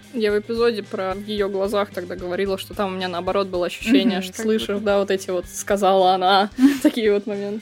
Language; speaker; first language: Russian; native; Russian